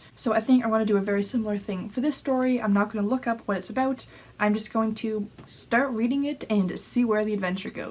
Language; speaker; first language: English; native; English